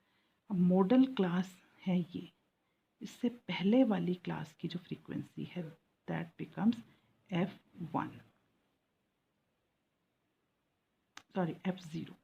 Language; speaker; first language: Hindi; native; Hindi